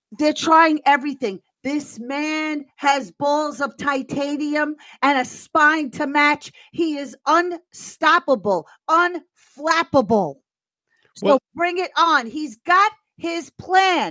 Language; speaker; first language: English; native; English